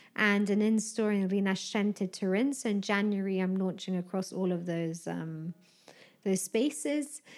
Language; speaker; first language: English; native; English